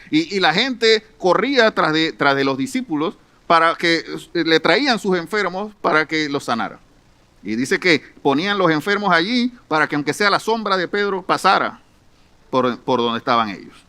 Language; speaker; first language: Spanish; native; Spanish